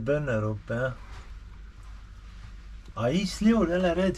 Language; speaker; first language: Danish; non-native, learner; Estonian